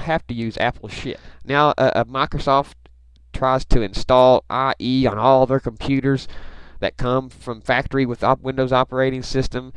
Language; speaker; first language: English; native; English